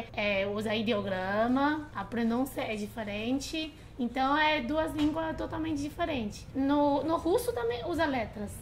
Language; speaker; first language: Portuguese; non-native, fluent; Chinese